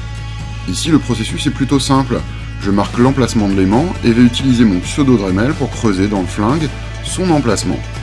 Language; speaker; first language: French; native; French